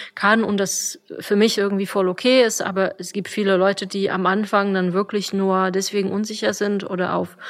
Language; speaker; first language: German; non-native, fluent; Polish